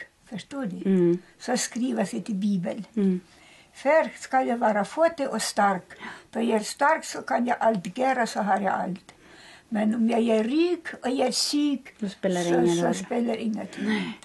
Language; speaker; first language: Swedish; early bilingual, heritage; Swedish